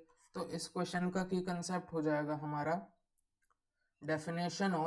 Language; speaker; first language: Hindi; native; Hindi